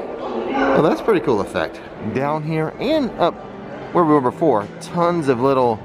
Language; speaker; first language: English; native; English